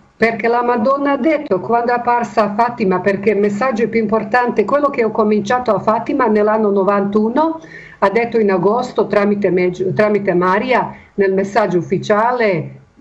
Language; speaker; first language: Italian; non-native, fluent; Bosnian